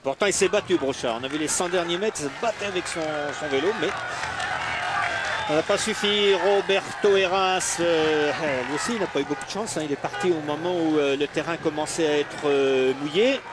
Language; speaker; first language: French; native; French